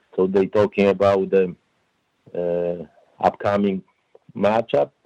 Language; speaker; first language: English; non-native, fluent; Polish